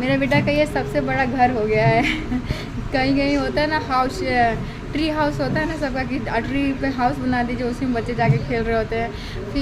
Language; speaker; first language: Hindi; native; Hindi